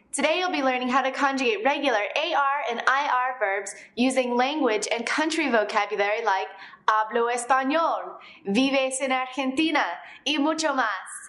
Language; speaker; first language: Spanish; non-native, fluent; English